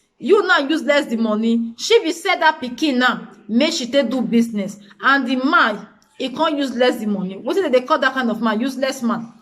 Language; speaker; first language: Nigerian Pidgin; native; Nigerian Pidgin